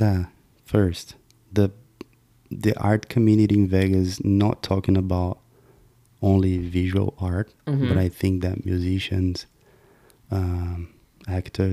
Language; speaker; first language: English; non-native, fluent; Portuguese